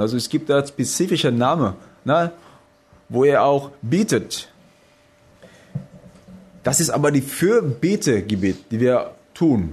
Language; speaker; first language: German; non-native, fluent; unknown